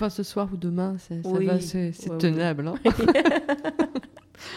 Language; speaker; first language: French; native; French